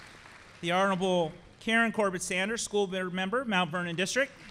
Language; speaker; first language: English; native; English